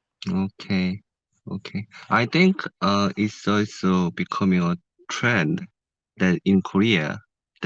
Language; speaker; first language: English; non-native, learner; Korean